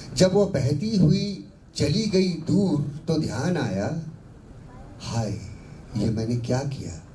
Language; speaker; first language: Hindi; non-native, local second language; Bhojpuri